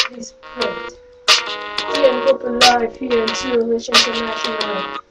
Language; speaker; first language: German; non-native, learner; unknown